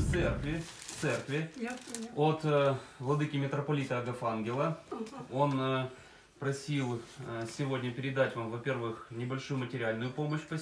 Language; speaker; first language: Russian; native; Russian